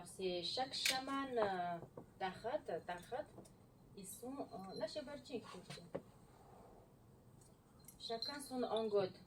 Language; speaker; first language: French; non-native, learner; Mongolian